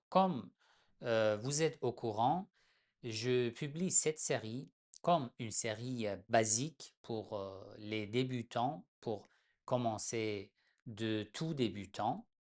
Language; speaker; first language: French; non-native, fluent; Persian